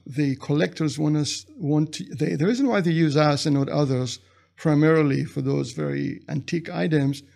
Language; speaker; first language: English; non-native, fluent; Hebrew